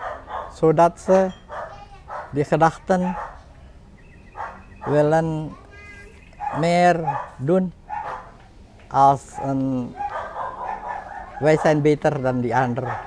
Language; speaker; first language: Dutch; non-native, fluent; Indonesian